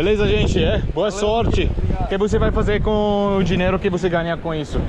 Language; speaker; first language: Portuguese; non-native, learner; English